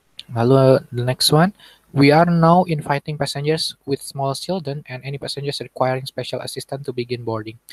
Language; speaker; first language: English; non-native, fluent; Indonesian